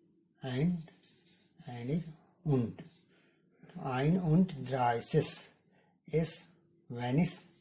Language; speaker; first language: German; non-native, learner; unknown